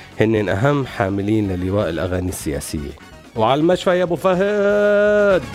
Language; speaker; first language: Arabic; native; Arabic